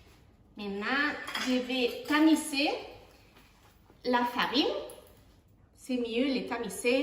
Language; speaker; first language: French; non-native, fluent; Spanish